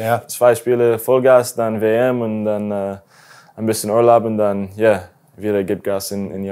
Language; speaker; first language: German; non-native, learner; English